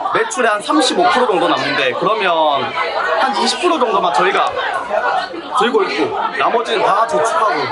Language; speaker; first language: Korean; native; Korean